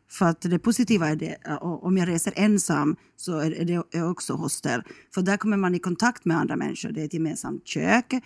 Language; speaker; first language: Swedish; native; Swedish